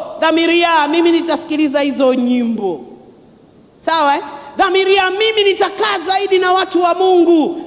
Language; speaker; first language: Swahili; native; Swahili